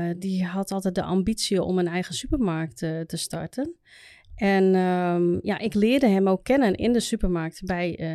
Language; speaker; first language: Dutch; native; Dutch